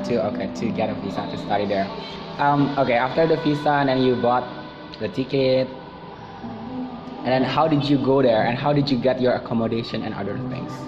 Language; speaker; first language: English; non-native, fluent; Indonesian